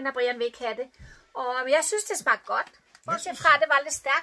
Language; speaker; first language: Danish; native; Danish